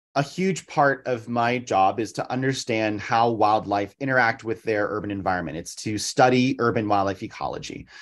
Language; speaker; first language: English; native; English